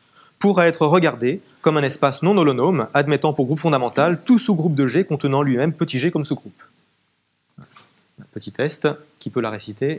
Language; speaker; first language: French; native; French